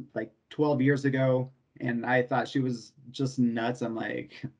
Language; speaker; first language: English; native; English